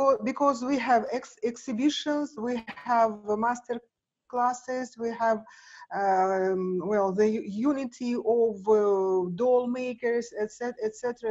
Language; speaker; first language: English; non-native, learner; Russian